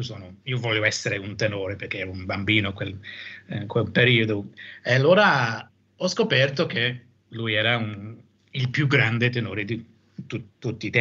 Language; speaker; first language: Italian; non-native, fluent; English